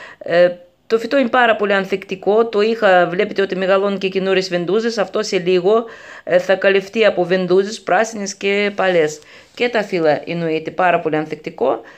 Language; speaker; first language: Greek; non-native, fluent; Russian